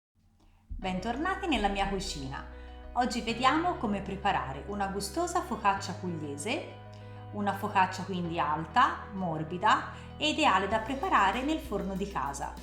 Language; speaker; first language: Italian; native; Italian